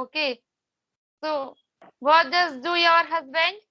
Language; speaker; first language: English; non-native, learner; Hindi